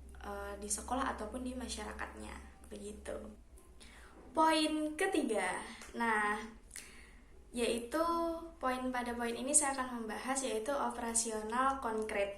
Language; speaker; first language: Indonesian; native; Indonesian